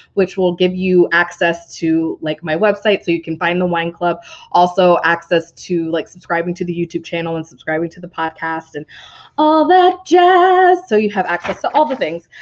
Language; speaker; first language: English; native; English